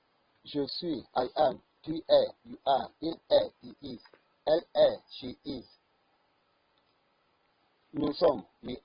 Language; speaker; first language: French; non-native, fluent; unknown